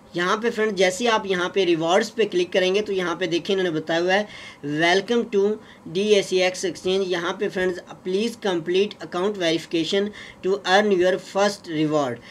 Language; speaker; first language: Urdu; native; Urdu